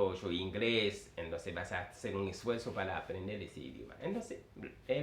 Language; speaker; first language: Spanish; non-native, fluent; Haitian Creole